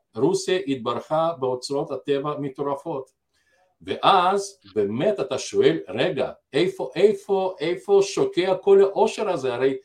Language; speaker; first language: Hebrew; non-native, fluent; Russian